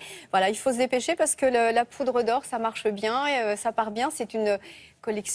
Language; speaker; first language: French; native; French